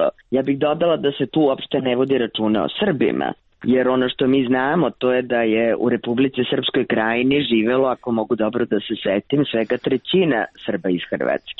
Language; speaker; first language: Croatian; native; Croatian